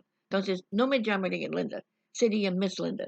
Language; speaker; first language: Spanish; non-native, fluent; English